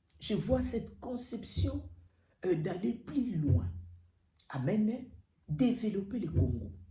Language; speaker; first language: French; non-native, local second language; Lingala